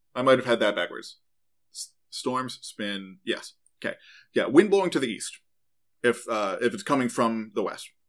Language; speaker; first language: English; native; English